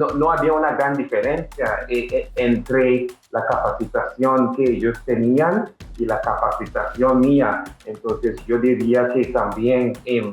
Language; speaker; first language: Spanish; non-native, fluent; English